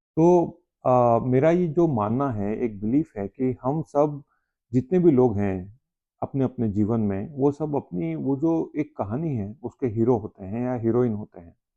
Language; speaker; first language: Hindi; native; Hindi